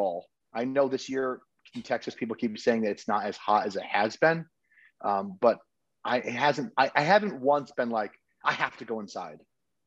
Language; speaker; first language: English; native; English